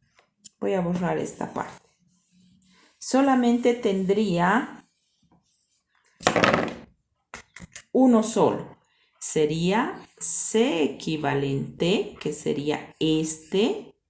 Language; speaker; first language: Spanish; native; Spanish